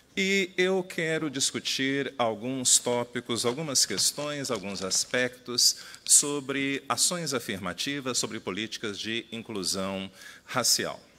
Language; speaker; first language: Portuguese; native; Portuguese